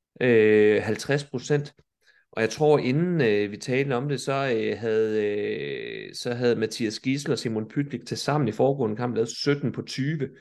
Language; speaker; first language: Danish; native; Danish